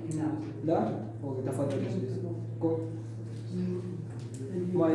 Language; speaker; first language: Arabic; non-native, fluent; Urdu